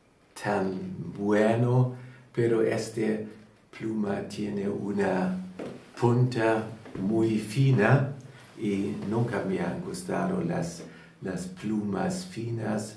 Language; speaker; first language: Spanish; non-native, learner; German